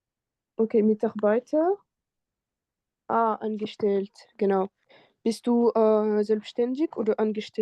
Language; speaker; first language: German; non-native, fluent; French